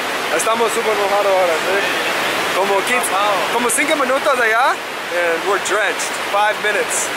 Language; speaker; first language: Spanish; non-native, learner; English